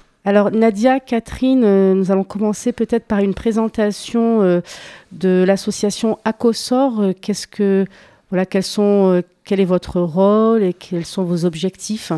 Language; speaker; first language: French; native; French